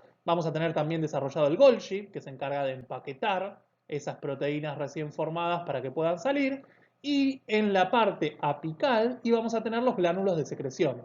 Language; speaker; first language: Spanish; native; Spanish